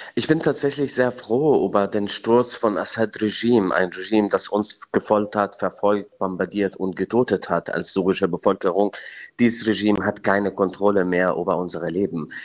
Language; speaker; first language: German; non-native, fluent; Arabic